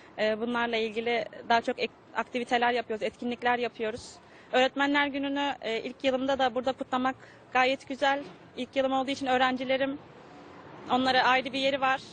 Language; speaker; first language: Turkish; native; Turkish